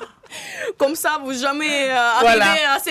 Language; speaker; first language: French; non-native, learner; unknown